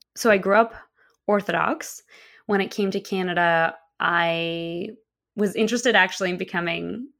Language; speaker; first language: English; early bilingual, other home language; Russian